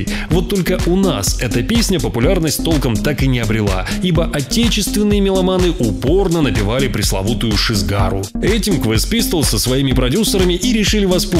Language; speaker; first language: Russian; native; Russian